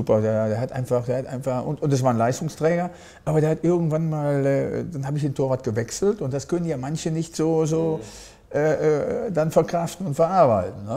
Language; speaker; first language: German; native; German